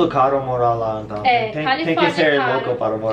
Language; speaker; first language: Portuguese; non-native, learner; English